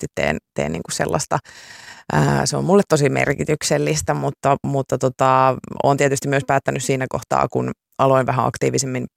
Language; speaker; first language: Finnish; native; Finnish